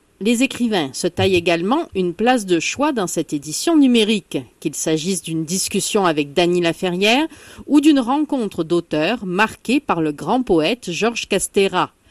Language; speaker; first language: French; native; French